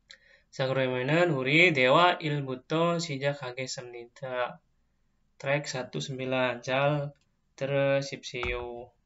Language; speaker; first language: Korean; non-native, fluent; Indonesian